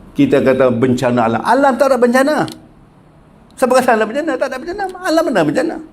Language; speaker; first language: Malay; native; Malay